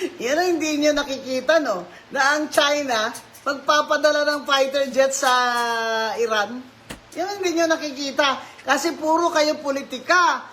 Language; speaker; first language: Filipino; non-native, local second language; Hiligaynon